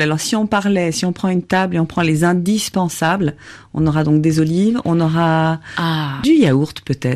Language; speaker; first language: French; native; French